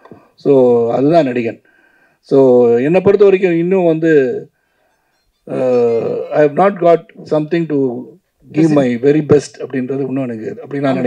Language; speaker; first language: Tamil; native; Tamil